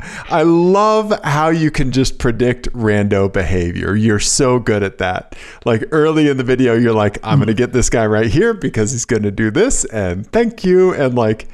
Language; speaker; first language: English; native; English